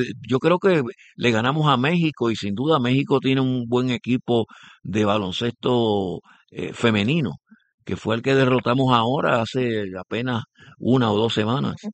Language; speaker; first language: Spanish; native; Spanish